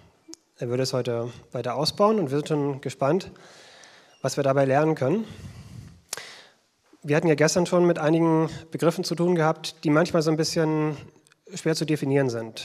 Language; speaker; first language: German; native; German